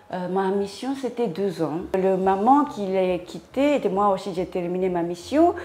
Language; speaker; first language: French; non-native, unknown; Japanese